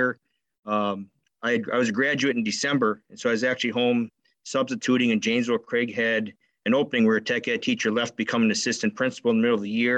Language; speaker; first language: English; native; English